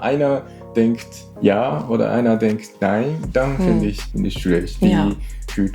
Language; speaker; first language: German; non-native, learner; Japanese